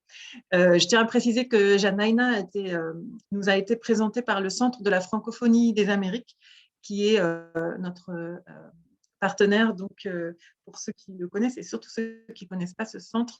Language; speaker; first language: French; native; French